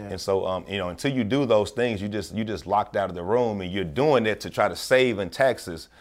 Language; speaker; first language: English; native; English